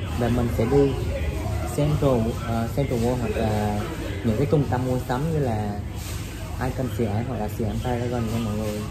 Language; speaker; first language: Vietnamese; native; Vietnamese